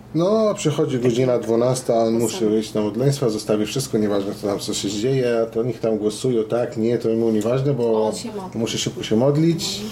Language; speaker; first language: Polish; non-native, fluent; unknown